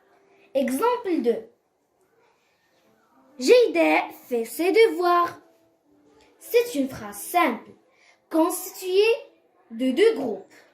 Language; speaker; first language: French; non-native, local second language; Arabic